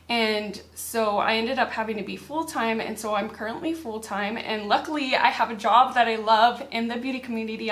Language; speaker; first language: English; native; English